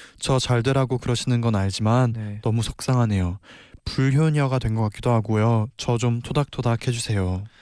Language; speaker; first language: Korean; native; Korean